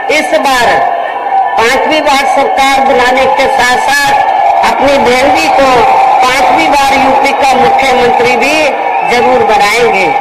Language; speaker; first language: Hindi; native; Hindi